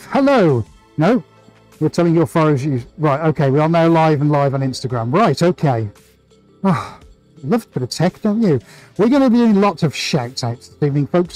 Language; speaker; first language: English; native; English